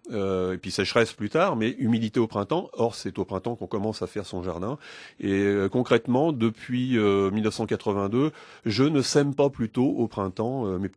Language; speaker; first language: French; native; French